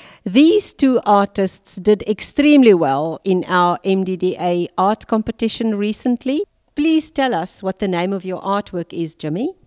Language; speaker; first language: English; non-native, local second language; Afrikaans